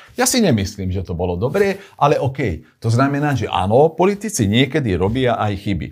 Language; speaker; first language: Slovak; non-native, local second language; Hungarian